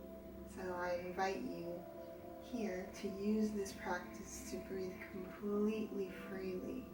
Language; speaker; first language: English; native; English